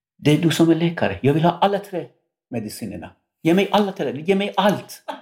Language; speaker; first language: Swedish; non-native, fluent; Persian